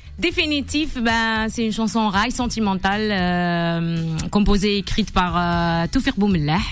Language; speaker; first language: French; non-native, local second language; Kabyle